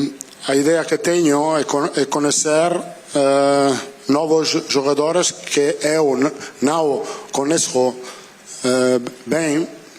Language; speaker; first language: Spanish; non-native, fluent; Italian